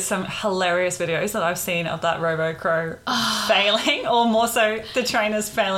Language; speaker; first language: English; native; English